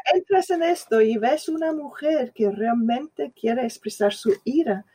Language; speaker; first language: Spanish; non-native, fluent; English